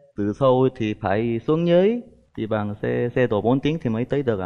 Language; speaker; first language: Vietnamese; non-native, fluent; Korean